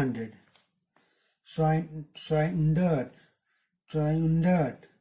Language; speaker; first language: German; non-native, learner; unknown